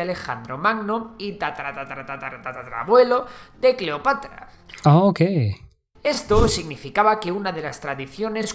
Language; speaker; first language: Spanish; native; Spanish